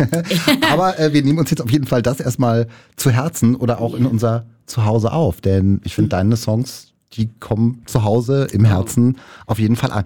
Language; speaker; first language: German; native; German